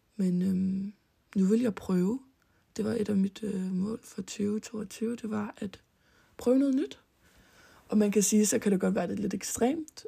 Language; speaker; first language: Danish; early bilingual, heritage; Danish